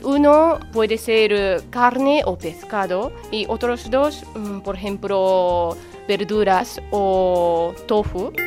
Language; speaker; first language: Spanish; non-native, fluent; Japanese